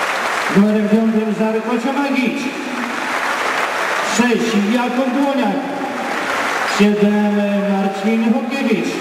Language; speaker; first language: Polish; native; Polish